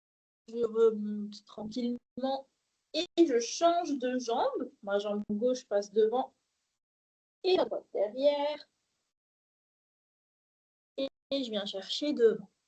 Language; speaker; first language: French; native; French